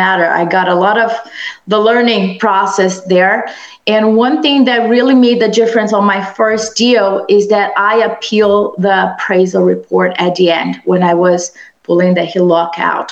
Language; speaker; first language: English; non-native, fluent; Portuguese